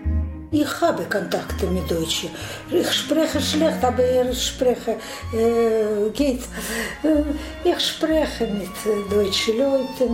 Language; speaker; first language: German; non-native, learner; Russian